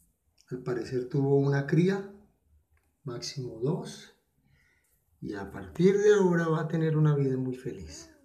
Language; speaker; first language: Spanish; native; Spanish